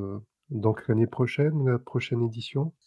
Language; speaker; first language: French; native; French